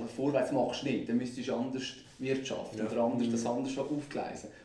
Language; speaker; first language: German; native; German